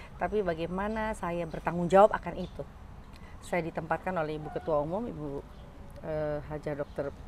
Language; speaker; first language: Indonesian; native; Indonesian